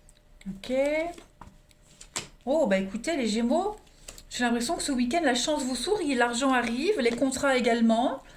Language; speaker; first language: French; native; French